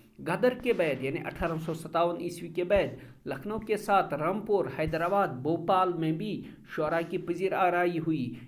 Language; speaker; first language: Urdu; non-native, local second language; Kashmiri